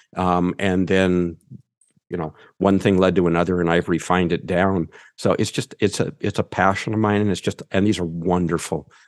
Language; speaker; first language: English; native; English